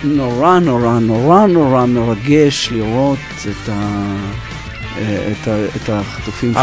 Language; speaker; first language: Hebrew; native; Hebrew